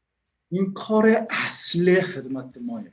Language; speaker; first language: Persian; non-native, learner; Korean